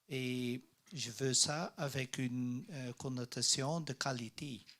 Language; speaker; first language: French; non-native, learner; Dutch